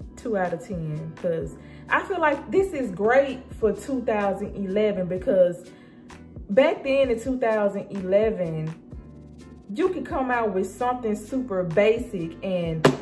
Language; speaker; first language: English; native; English